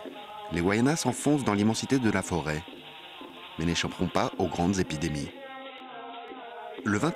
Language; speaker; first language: French; native; French